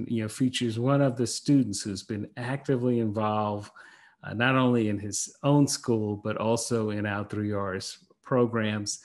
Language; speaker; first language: English; native; English